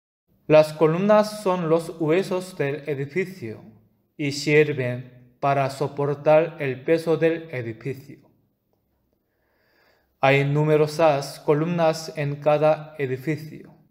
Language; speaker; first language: Spanish; non-native, fluent; Korean